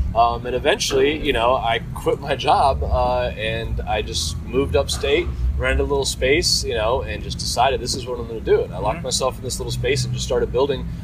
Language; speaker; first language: English; native; English